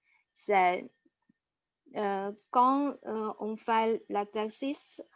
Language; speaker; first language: French; non-native, learner; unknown